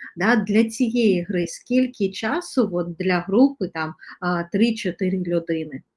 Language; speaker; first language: Ukrainian; non-native, local second language; Russian